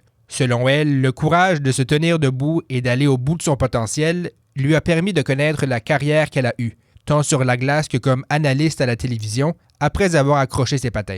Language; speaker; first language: French; native; French